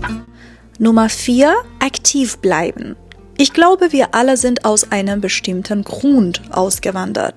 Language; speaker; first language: German; non-native, fluent; Persian